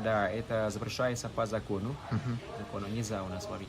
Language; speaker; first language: Russian; non-native, learner; Vietnamese